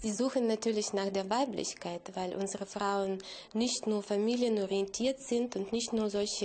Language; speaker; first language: German; non-native, fluent; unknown